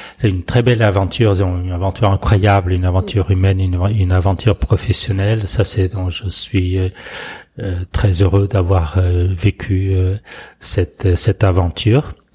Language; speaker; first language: French; non-native, fluent; Portuguese